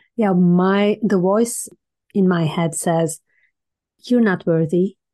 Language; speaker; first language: English; non-native, fluent; Turkish